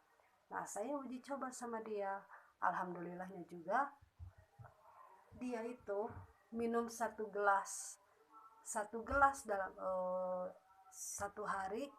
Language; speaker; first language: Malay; non-native, local second language; Sundanese